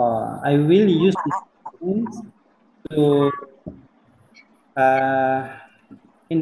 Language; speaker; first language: English; non-native, learner; Indonesian